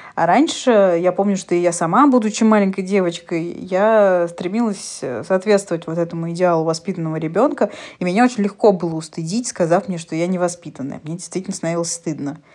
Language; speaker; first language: Russian; native; Russian